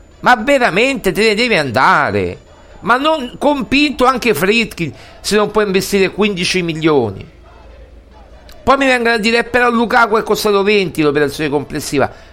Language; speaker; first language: Italian; native; Italian